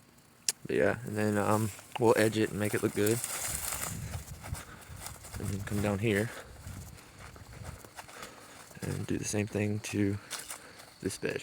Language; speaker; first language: English; native; English